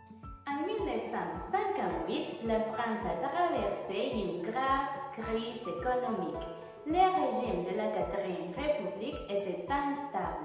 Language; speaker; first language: French; non-native, learner; Spanish